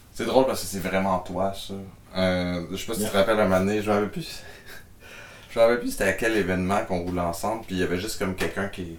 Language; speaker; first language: French; native; French